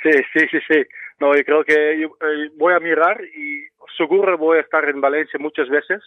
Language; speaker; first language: Spanish; non-native, fluent; Dutch